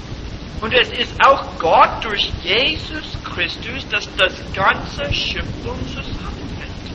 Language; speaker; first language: German; non-native, fluent; English